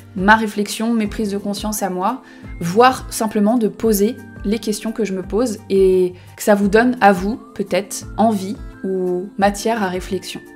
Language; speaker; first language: French; native; French